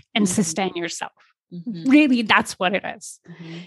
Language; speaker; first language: English; non-native, fluent; Polish